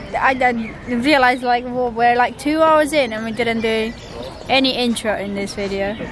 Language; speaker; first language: English; native; English